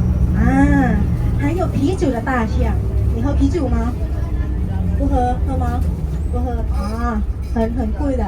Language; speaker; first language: Chinese; non-native, learner; Thai